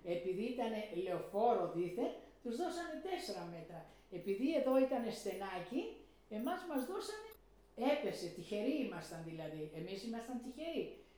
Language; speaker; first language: Greek; early bilingual, heritage; Greek